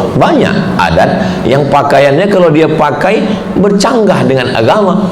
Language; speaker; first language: Malay; native; Malay